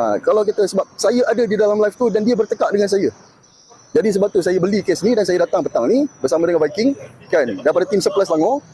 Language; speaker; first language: Malay; native; Malay